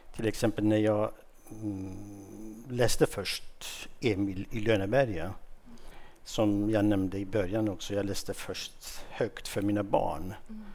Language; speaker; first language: Swedish; non-native, fluent; Kurdish